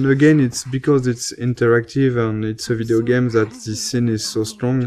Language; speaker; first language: English; non-native, fluent; French